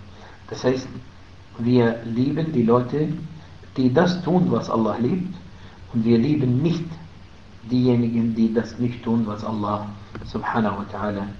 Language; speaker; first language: German; non-native, fluent; Arabic